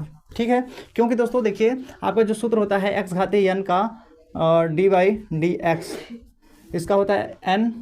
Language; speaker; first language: Hindi; native; Hindi